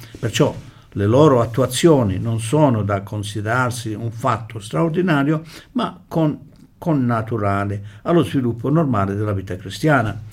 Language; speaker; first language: Italian; early bilingual, heritage; Italian